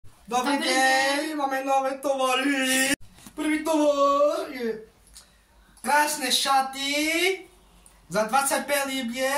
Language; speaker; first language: Slovak; non-native, local second language; Romany